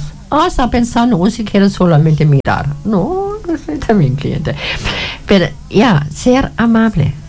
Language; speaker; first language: Spanish; non-native, fluent; German